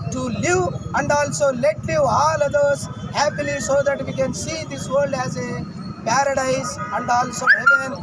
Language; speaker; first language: English; non-native, local second language; Telugu